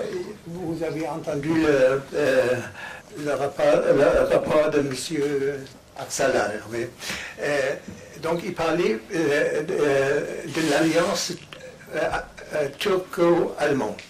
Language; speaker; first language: French; non-native, fluent; German